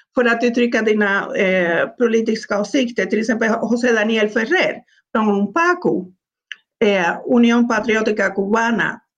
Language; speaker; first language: Swedish; non-native, fluent; Spanish